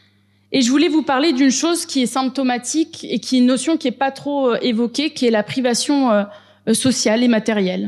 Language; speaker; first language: French; native; French